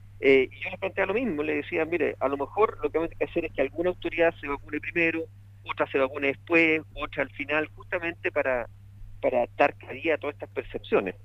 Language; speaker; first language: Spanish; native; Spanish